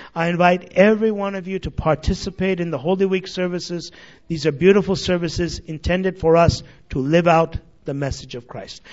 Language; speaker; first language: English; early bilingual, other home language; Armenian